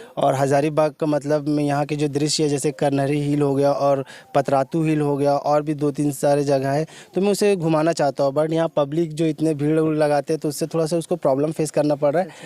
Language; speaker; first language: Hindi; native; Hindi